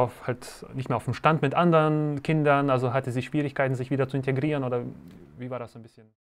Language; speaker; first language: German; native; German